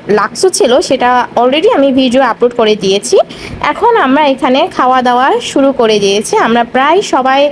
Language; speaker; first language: Bangla; non-native, local second language; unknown